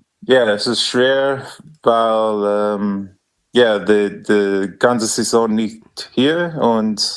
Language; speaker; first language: German; non-native, learner; English